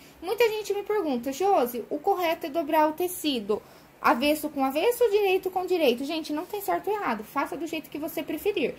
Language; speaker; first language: Portuguese; native; Portuguese